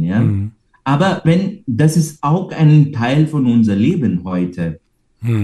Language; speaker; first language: German; non-native, fluent; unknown